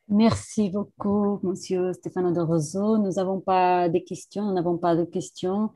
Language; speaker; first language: French; non-native, fluent; Portuguese